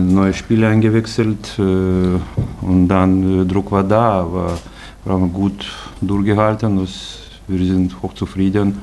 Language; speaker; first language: German; non-native, fluent; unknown